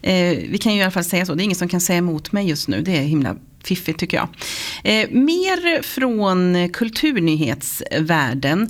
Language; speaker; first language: Swedish; native; Swedish